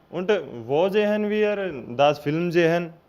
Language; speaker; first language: German; non-native, learner; Hindi